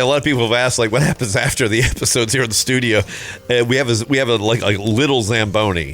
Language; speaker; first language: English; native; English